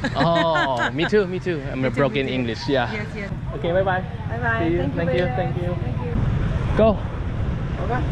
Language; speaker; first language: English; non-native, learner; Thai